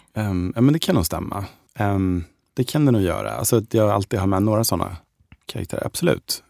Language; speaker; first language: Swedish; native; Swedish